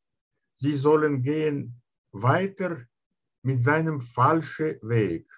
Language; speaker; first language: German; non-native, fluent; Russian